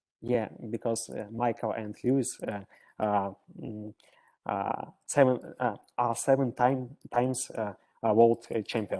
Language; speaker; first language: English; non-native, learner; Russian